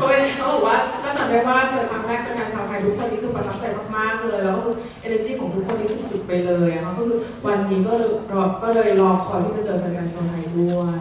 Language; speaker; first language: Thai; native; Thai